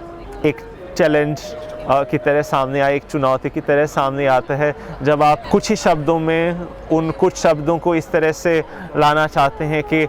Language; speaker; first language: Hindi; native; Hindi